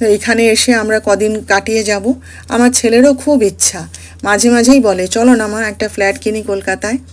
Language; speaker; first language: Bangla; early bilingual, other home language; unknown